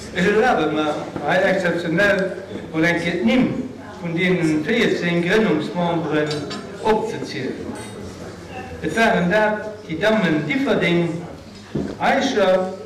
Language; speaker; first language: German; non-native, local second language; Luxembourgish